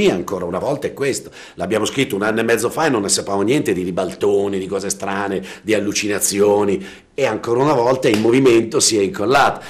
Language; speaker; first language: Italian; native; Italian